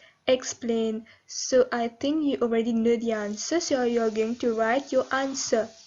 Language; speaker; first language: English; non-native, local second language; Morisyen